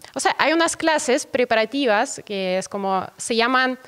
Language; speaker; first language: Spanish; non-native, fluent; Russian